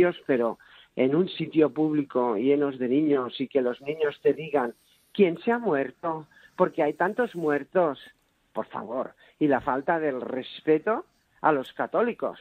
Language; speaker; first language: Spanish; native; Spanish